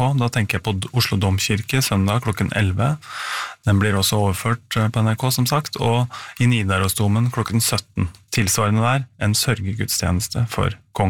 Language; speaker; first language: Norwegian; native; Norwegian